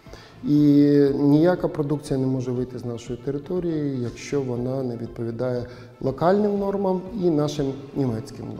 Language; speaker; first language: Ukrainian; native; Ukrainian